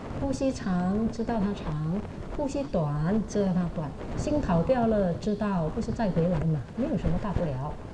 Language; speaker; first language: Chinese; native; Chinese